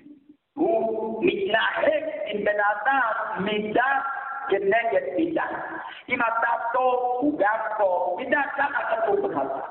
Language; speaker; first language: Hebrew; non-native, fluent; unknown